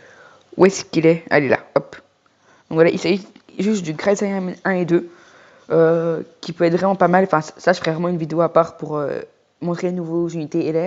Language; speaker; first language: French; native; French